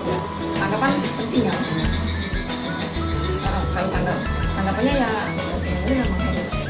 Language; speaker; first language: Indonesian; non-native, local second language; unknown